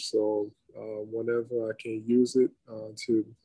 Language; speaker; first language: English; non-native, local second language; French